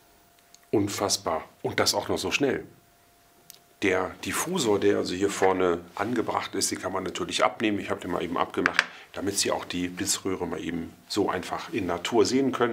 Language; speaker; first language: German; native; German